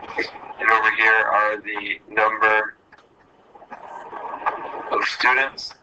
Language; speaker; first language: English; native; English